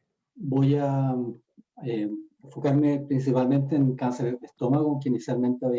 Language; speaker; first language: Spanish; native; Spanish